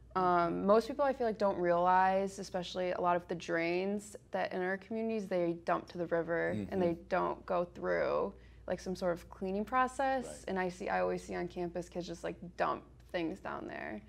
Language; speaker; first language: English; native; English